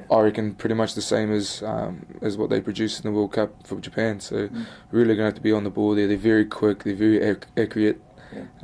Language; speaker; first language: English; native; English